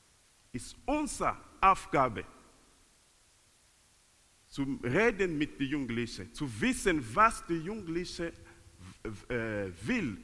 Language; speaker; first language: German; non-native, learner; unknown